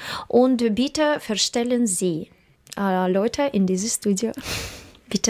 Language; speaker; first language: German; non-native, learner; Russian